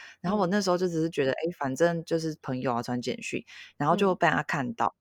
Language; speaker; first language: Chinese; native; Chinese